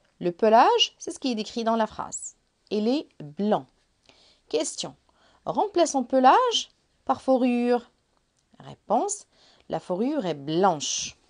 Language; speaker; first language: French; non-native, local second language; Arabic